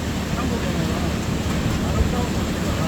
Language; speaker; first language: Korean; non-native, learner; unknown